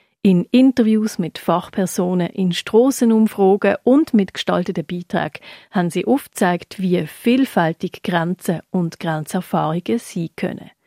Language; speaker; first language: German; native; German